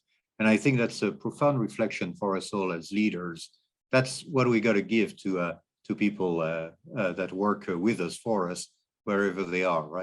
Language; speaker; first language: English; non-native, fluent; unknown